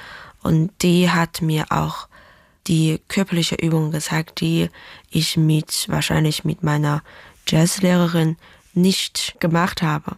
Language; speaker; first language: German; non-native, learner; Chinese